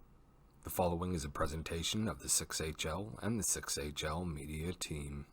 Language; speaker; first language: English; native; English